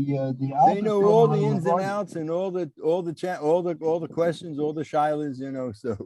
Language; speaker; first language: English; native; English